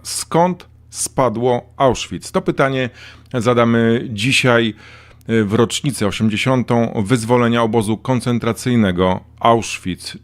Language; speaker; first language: Polish; native; Polish